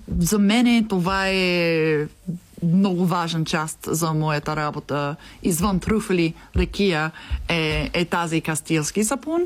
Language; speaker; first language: Bulgarian; non-native, learner; English